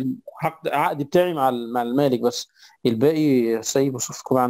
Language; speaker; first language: Arabic; native; Arabic